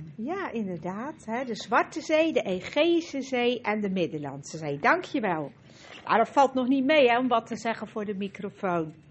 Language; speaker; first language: Dutch; native; Dutch